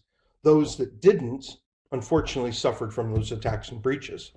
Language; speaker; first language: English; native; English